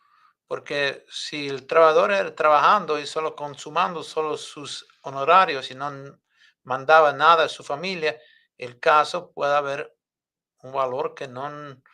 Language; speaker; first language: Spanish; non-native, fluent; English